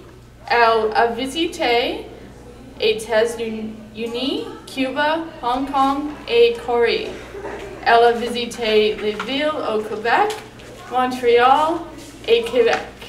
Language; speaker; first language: French; non-native, learner; English